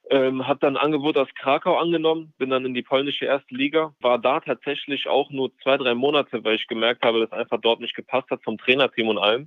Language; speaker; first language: German; native; German